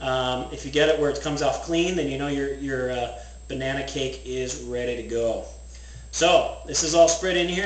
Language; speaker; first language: English; native; English